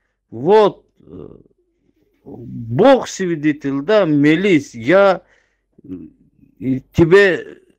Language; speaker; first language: Russian; non-native, learner; Turkmen